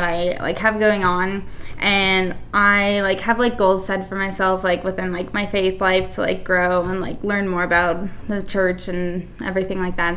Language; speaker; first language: English; native; English